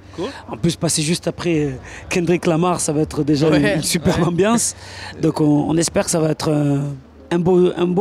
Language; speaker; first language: French; native; French